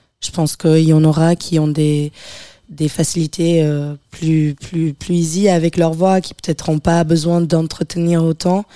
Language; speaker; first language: French; early bilingual, other home language; Portuguese